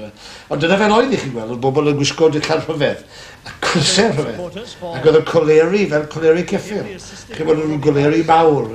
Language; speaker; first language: Welsh; native; Welsh